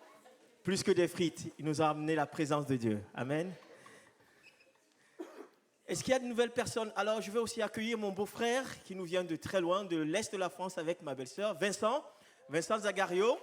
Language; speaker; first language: French; native; French